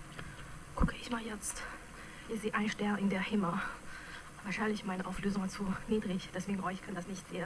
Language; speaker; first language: German; non-native, fluent; Chinese